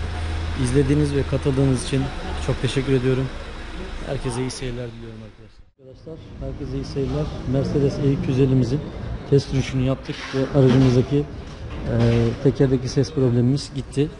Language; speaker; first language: Turkish; native; Turkish